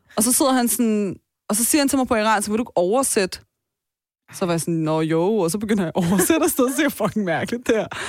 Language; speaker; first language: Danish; early bilingual, other home language; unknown